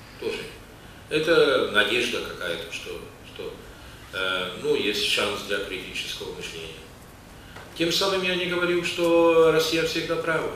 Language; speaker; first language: Russian; non-native, fluent; Czech